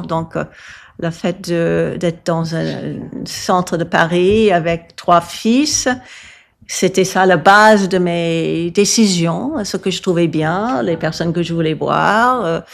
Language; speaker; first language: French; non-native, fluent; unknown